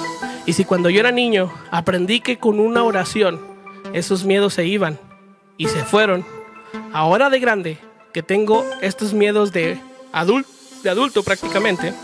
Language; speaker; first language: Spanish; native; Spanish